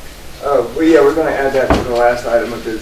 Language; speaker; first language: English; native; English